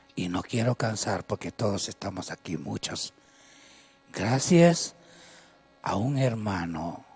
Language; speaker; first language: Spanish; non-native, local second language; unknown